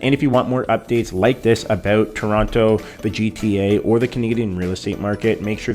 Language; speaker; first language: English; native; English